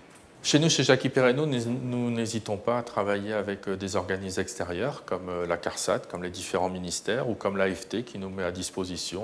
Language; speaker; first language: French; native; French